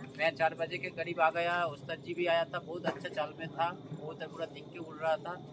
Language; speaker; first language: Hindi; non-native, local second language; Bangla